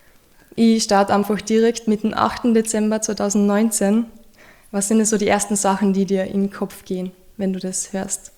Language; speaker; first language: German; native; German